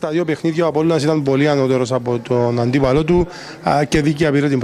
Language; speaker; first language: Greek; native; Greek